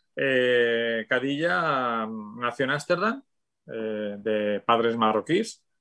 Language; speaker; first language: Spanish; native; Spanish